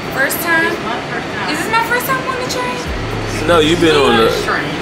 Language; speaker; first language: English; native; English